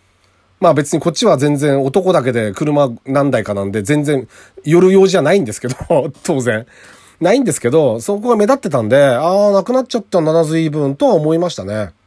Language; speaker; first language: Japanese; native; Japanese